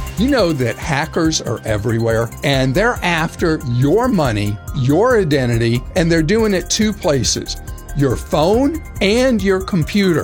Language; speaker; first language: English; native; English